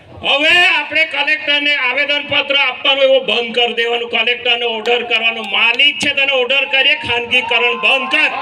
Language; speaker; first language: Gujarati; non-native, local second language; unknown